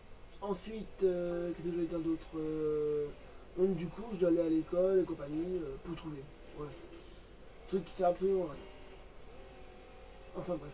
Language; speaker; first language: French; native; French